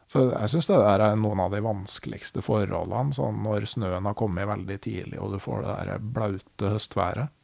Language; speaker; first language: Norwegian; native; Norwegian